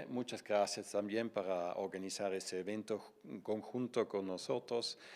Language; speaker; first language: Spanish; non-native, fluent; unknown